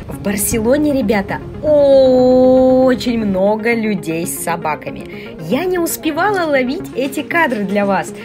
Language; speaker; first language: Russian; native; Russian